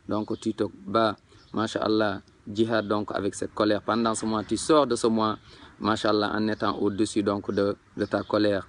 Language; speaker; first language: French; non-native, local second language; Wolof